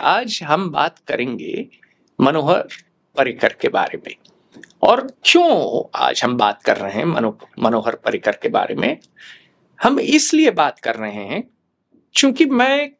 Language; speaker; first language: Hindi; native; Hindi